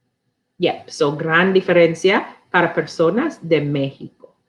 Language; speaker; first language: Spanish; non-native, learner; English